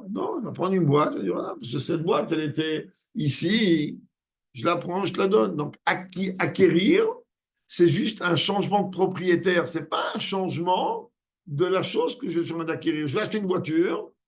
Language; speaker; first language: French; native; French